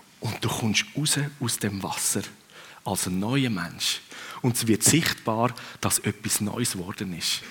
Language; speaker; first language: German; non-native, fluent; Swiss German